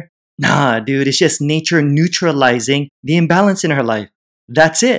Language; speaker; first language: English; native; English